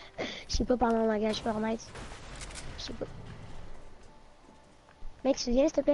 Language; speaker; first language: French; native; French